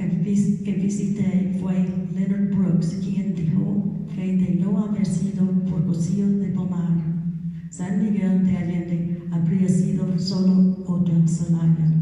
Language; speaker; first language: Spanish; non-native, learner; English